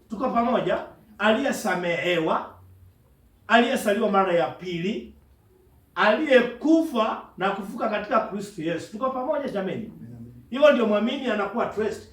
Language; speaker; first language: Swahili; non-native, local second language; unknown